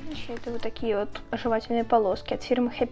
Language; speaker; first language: Russian; native; Russian